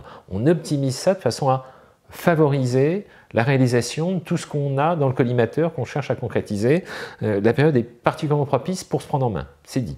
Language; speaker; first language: French; native; French